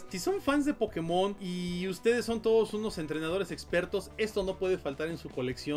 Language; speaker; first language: Spanish; native; Spanish